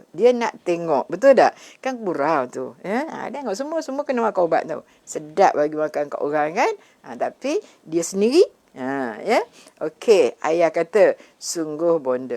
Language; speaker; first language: Malay; native; Malay